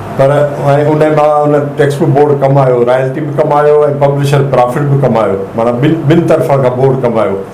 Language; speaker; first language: Sindhi; native; Sindhi